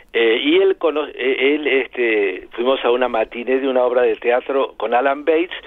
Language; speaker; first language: Spanish; native; Spanish